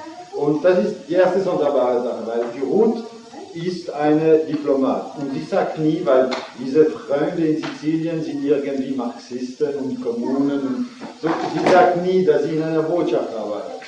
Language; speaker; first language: German; non-native, fluent; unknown